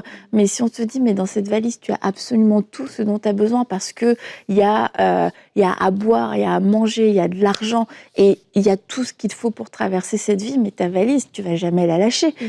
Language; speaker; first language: French; native; French